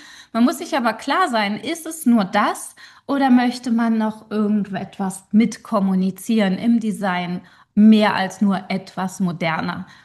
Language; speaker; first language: German; native; German